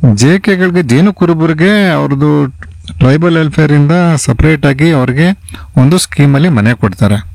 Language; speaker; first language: Kannada; native; Kannada